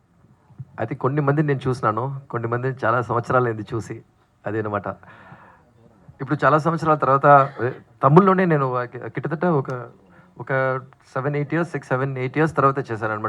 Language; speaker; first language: Telugu; non-native, fluent; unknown